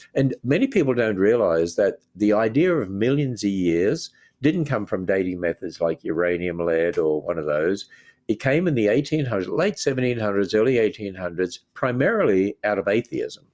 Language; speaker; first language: English; native; English